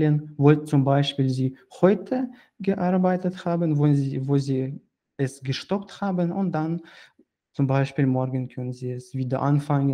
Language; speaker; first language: German; non-native, fluent; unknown